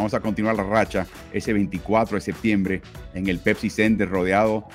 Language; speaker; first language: Spanish; native; Spanish